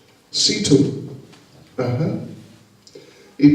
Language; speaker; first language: Russian; non-native, learner; English